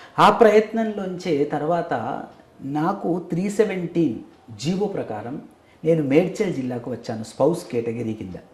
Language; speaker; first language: Telugu; native; Telugu